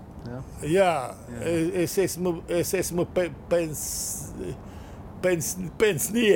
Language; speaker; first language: Latvian; non-native, learner; Russian